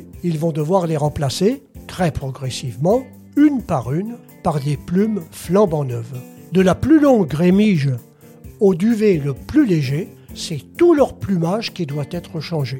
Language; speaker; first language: French; native; French